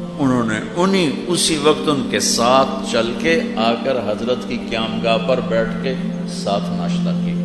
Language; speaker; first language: Urdu; non-native, local second language; Punjabi